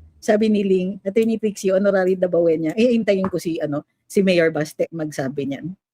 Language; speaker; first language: Filipino; native; Filipino